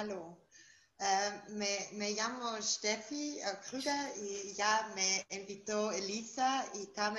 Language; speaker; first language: Spanish; non-native, fluent; German